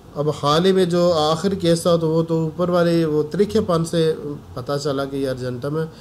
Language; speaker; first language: Urdu; non-native, local second language; Punjabi